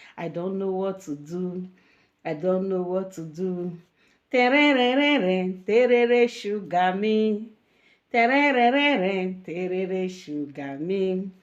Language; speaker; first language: Nigerian Pidgin; native; Nigerian Pidgin